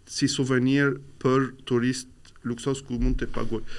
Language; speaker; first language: Albanian; non-native, fluent; Arabic